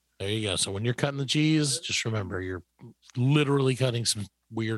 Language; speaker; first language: English; native; English